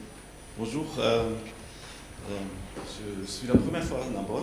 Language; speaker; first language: French; non-native, fluent; German